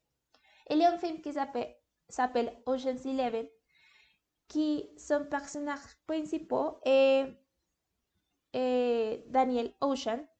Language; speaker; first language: French; non-native, learner; English